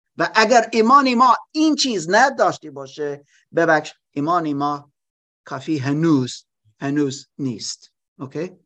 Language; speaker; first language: Persian; non-native, learner; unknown